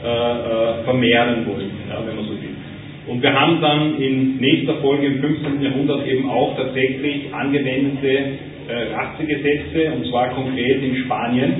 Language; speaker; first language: German; native; German